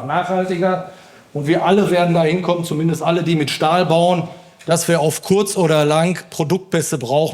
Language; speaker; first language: German; native; German